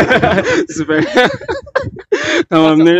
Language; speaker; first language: Turkish; non-native, learner; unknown